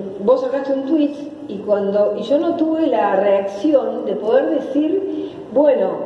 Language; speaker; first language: Spanish; native; Spanish